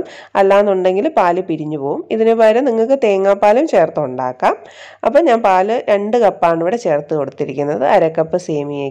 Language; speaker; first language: Malayalam; native; Malayalam